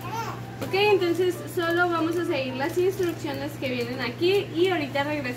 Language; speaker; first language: Spanish; native; Spanish